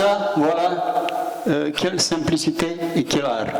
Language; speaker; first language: French; non-native, learner; Romanian